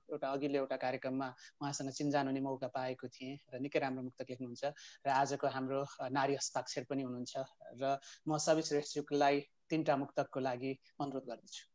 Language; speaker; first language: Nepali; native; Nepali